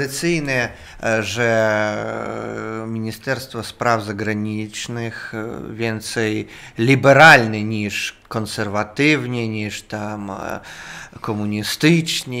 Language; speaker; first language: Polish; non-native, fluent; Russian